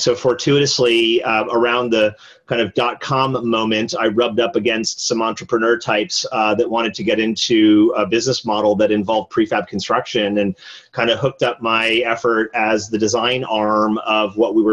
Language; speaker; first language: English; native; English